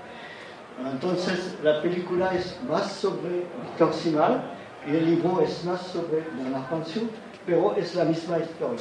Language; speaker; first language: Spanish; non-native, learner; French